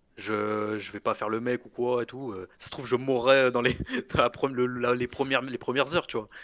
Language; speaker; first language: French; native; French